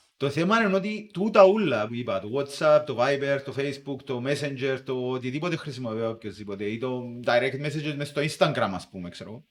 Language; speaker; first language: Greek; native; Greek